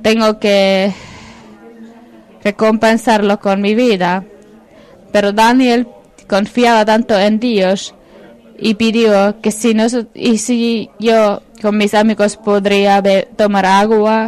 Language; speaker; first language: Spanish; non-native, fluent; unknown